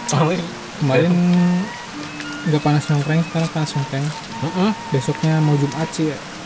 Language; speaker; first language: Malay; non-native, local second language; Javanese